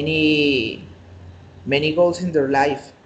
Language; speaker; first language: English; non-native, learner; Spanish